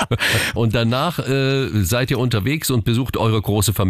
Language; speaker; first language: German; native; German